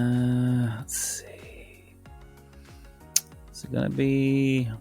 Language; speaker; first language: English; native; English